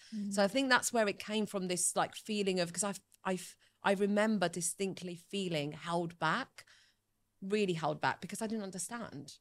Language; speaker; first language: English; early bilingual, other home language; Italian